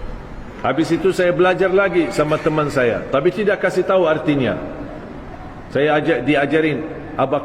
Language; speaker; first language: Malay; non-native, fluent; Arabic